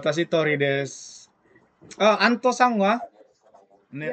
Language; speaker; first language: Japanese; non-native, fluent; Indonesian